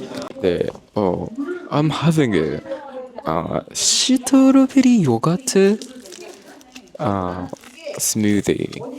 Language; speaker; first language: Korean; non-native, learner; Filipino